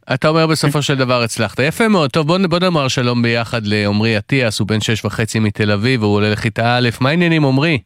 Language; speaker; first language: Hebrew; native; Hebrew